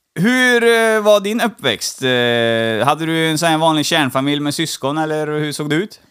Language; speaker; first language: Swedish; native; Swedish